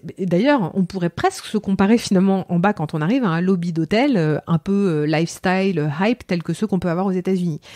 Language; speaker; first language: French; native; French